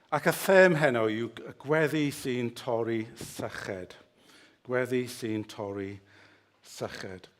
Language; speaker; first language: Welsh; native; Welsh